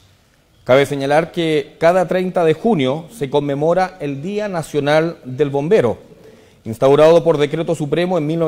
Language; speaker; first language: Spanish; native; Spanish